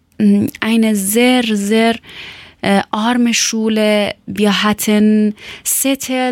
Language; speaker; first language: German; non-native, learner; Persian